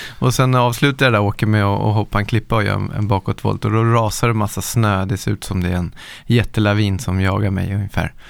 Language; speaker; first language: Swedish; native; Swedish